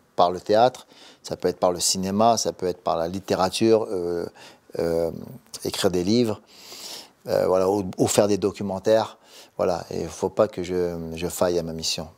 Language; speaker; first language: French; native; French